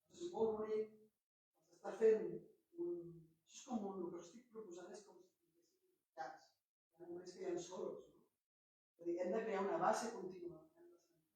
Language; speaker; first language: Catalan; native; Catalan